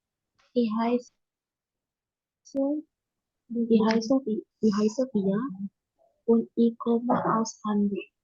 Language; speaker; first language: German; non-native, learner; Indonesian